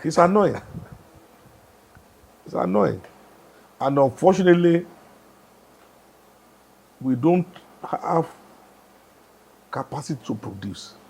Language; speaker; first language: English; non-native, local second language; Yoruba